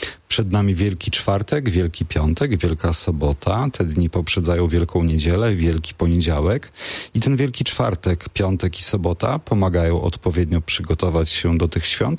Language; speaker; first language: Polish; native; Polish